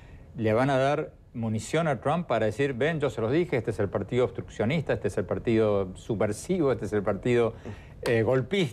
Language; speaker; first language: Spanish; native; Spanish